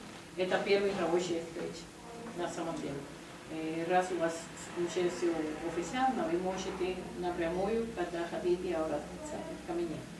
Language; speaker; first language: Russian; non-native, learner; Spanish